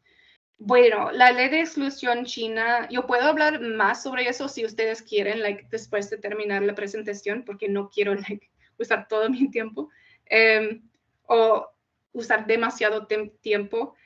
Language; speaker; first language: Spanish; non-native, fluent; English